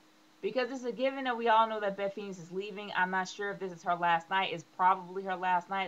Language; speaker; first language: English; native; English